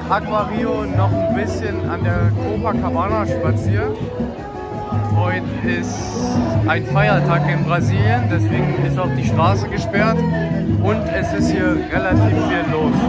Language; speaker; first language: German; native; German